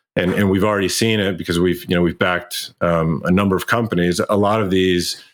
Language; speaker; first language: English; native; English